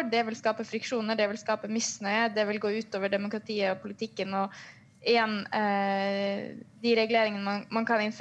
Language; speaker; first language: Norwegian; native; Norwegian